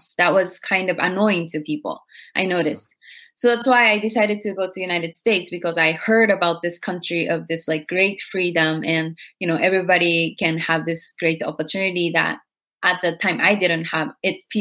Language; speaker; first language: English; non-native, fluent; Japanese